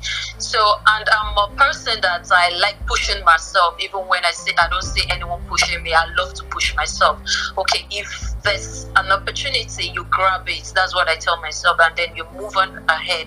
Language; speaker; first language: English; non-native, local second language; Yoruba